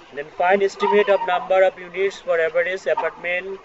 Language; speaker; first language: English; non-native, local second language; Bangla